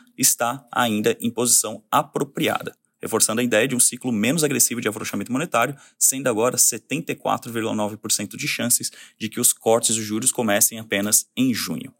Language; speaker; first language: Portuguese; native; Portuguese